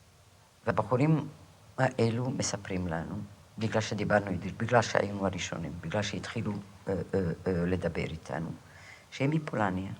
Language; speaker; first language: Hebrew; non-native, fluent; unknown